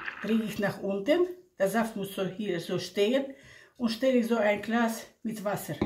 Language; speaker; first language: German; non-native, local second language; Russian